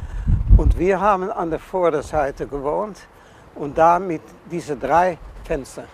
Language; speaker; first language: German; non-native, fluent; Dutch